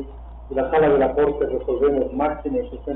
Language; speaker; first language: Spanish; native; Spanish